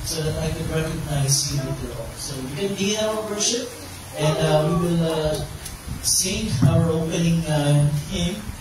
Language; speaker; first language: English; non-native, local second language; Filipino